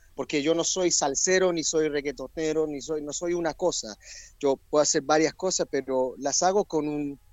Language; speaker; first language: Spanish; early bilingual, heritage; English